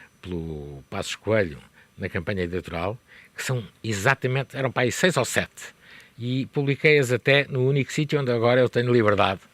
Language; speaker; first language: Portuguese; native; Portuguese